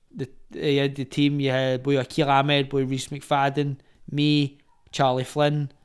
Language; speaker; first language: English; native; English